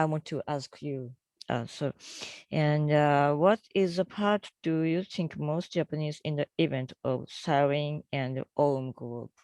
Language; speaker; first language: English; non-native, learner; Japanese